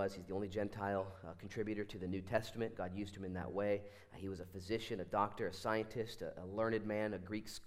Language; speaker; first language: English; native; English